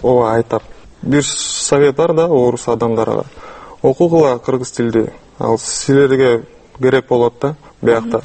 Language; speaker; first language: Kyrgyz; non-native, local second language; Russian